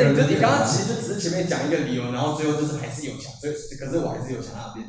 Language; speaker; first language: Chinese; native; Chinese